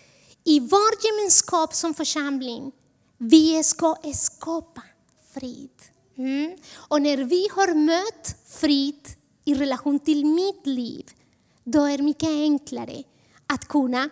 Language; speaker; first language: Swedish; non-native, fluent; Spanish